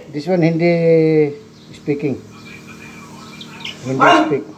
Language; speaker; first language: English; non-native, learner; Filipino